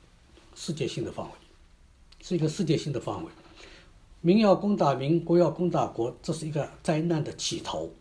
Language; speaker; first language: Chinese; native; Chinese